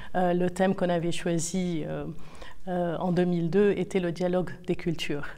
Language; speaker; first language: French; non-native, local second language; Arabic